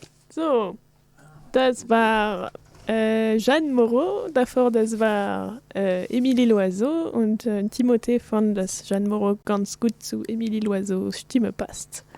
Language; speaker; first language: German; non-native, fluent; French